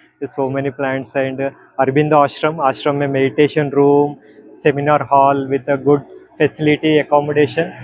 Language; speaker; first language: Hindi; non-native, local second language; Gujarati